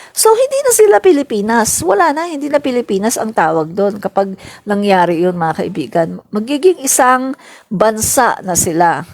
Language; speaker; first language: Filipino; non-native, local second language; Cebuano